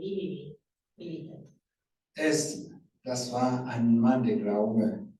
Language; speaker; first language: German; non-native, learner; Rundi